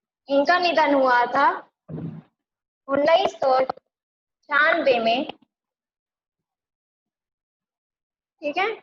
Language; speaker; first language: Hindi; native; Hindi